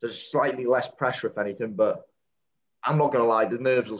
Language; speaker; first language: English; native; English